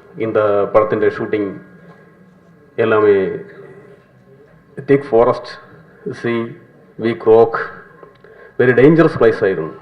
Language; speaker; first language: Tamil; non-native, learner; Malayalam